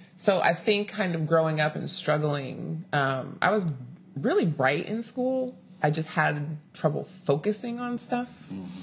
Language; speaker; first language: English; native; English